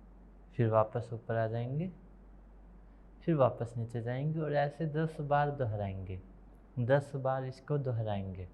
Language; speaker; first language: Hindi; native; Hindi